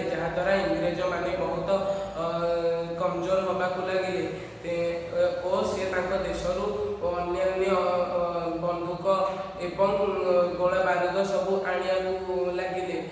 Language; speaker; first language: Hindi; non-native, local second language; Odia